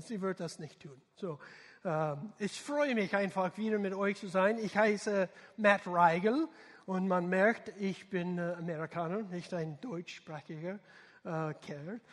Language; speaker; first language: German; non-native, learner; English